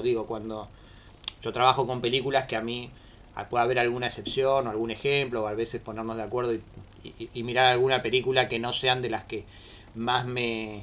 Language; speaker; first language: Spanish; native; Spanish